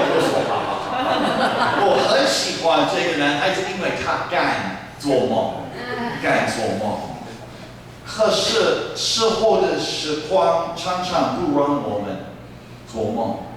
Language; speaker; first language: Chinese; non-native, fluent; English